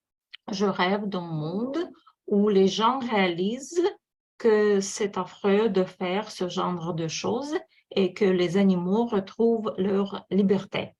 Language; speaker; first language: French; non-native, fluent; Russian